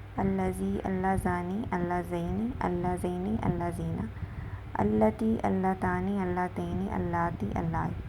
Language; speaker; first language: Urdu; native; Urdu